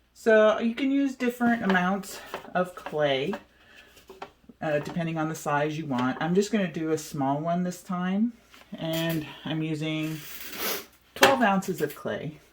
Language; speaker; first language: English; native; English